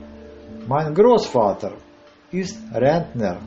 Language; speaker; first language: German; non-native, learner; Russian